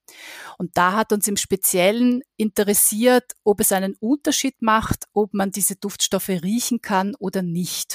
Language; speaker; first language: German; native; German